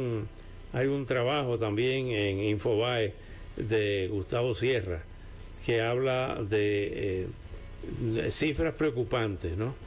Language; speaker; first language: Spanish; native; Spanish